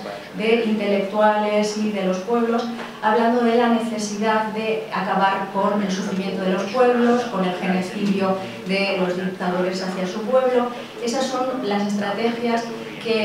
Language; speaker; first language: Spanish; native; Spanish